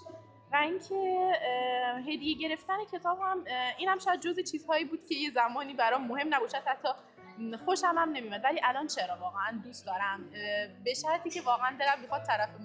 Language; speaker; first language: Persian; native; Persian